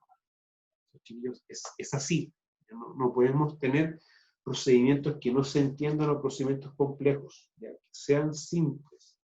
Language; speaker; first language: Spanish; native; Spanish